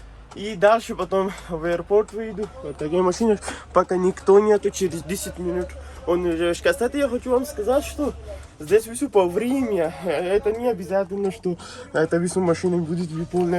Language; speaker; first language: Russian; non-native, learner; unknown